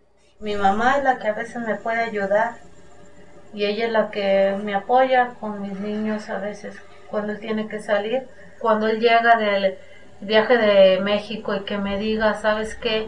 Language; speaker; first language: Spanish; native; Spanish